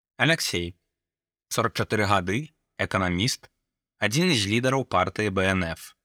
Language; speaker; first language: Belarusian; native; Belarusian